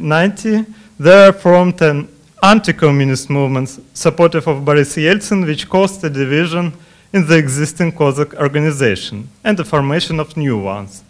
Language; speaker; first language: English; non-native, fluent; Russian